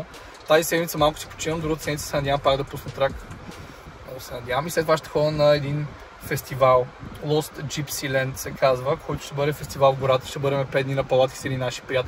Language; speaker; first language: Bulgarian; native; Bulgarian